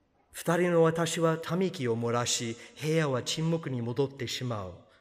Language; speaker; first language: Japanese; non-native, fluent; English